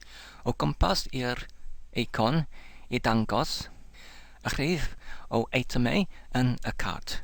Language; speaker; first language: Welsh; non-native, learner; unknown